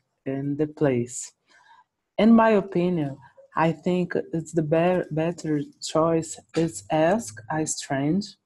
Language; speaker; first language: English; non-native, learner; Portuguese